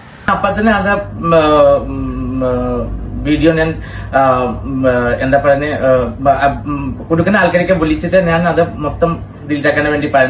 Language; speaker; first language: Malayalam; non-native, learner; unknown